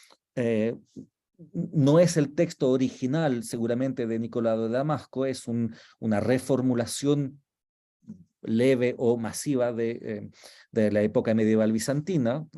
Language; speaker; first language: Spanish; non-native, fluent; French